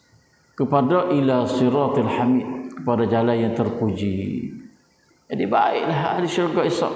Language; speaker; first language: Malay; native; Malay